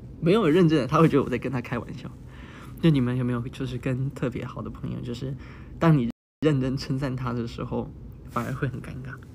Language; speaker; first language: Chinese; early bilingual, heritage; Chinese